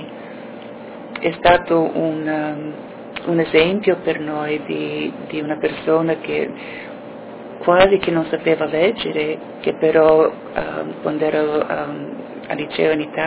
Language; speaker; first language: Italian; early bilingual, heritage; Italian